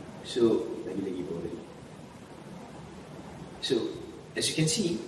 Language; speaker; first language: English; non-native, learner; Malay